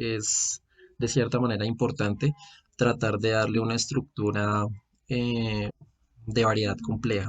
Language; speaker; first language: Spanish; native; Spanish